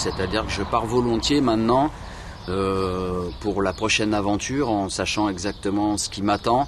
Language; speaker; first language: French; native; French